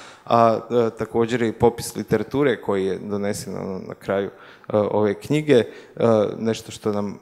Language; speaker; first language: Croatian; native; Croatian